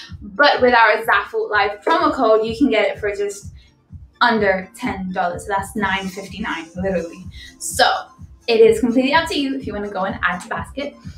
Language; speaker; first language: English; early bilingual, other home language; Portuguese